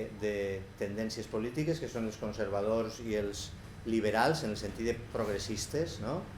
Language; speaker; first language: Catalan; native; Catalan